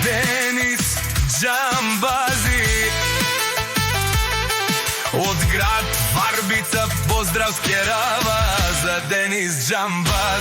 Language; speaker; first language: Bulgarian; non-native, local second language; Romany